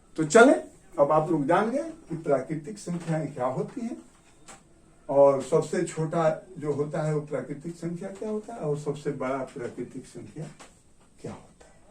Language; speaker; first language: Hindi; native; Hindi